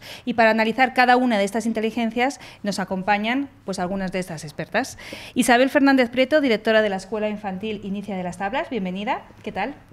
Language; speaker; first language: Spanish; native; Spanish